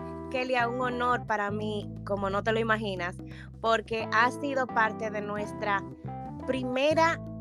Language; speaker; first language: Spanish; native; Spanish